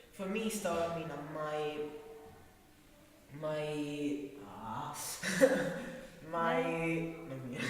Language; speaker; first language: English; non-native, learner; Italian